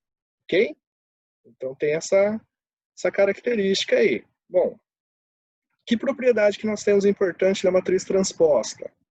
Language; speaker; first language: Portuguese; native; Portuguese